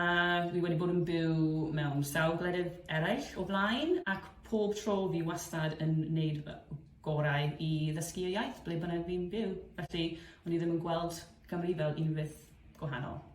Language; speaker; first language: Welsh; non-native, fluent; English